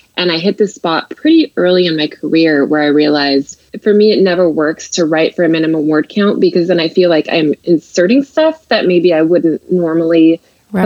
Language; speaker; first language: English; native; English